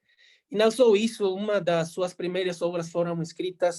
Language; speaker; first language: Portuguese; non-native, fluent; Spanish